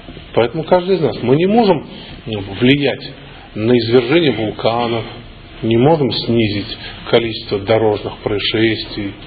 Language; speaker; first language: Russian; native; Russian